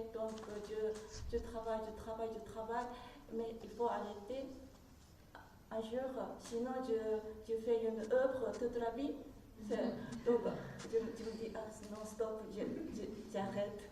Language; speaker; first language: French; non-native, fluent; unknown